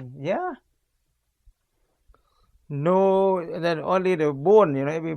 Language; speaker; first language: English; non-native, learner; Lao